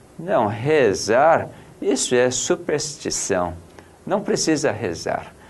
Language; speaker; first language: Portuguese; non-native, fluent; Korean